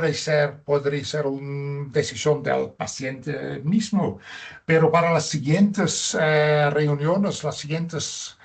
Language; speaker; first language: Spanish; non-native, fluent; Dutch